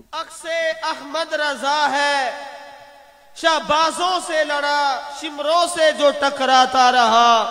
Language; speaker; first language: Urdu; non-native, local second language; Punjabi